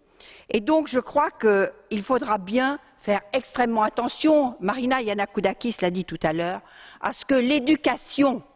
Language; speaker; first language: French; native; French